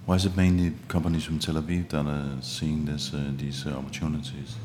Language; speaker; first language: English; non-native, fluent; Danish